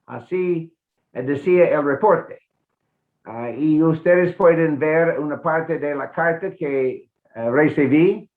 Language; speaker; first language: Spanish; non-native, fluent; English